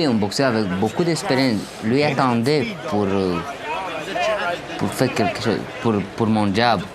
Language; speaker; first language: French; non-native, learner; Romanian